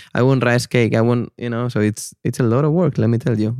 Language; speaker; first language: English; non-native, fluent; Spanish